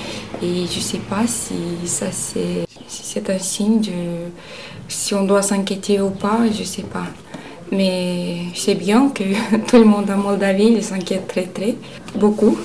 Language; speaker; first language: French; non-native, learner; Romanian